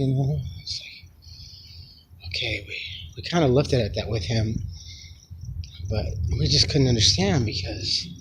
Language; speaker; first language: English; native; English